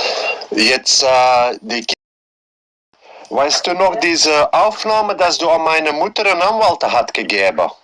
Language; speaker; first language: German; non-native, learner; Dutch